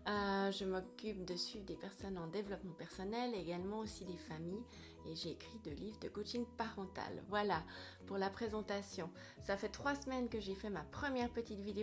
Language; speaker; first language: French; native; French